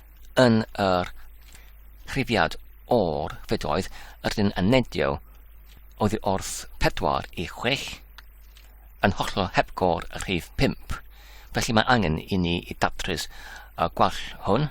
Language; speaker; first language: Welsh; non-native, learner; English